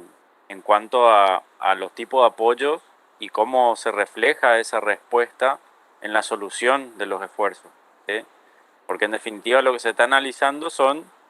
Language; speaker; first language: Spanish; native; Spanish